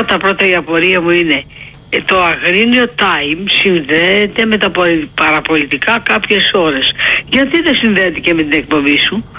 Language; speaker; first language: Greek; native; Greek